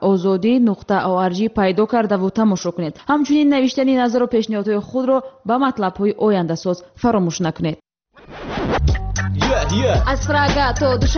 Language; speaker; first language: Tajik; native; Tajik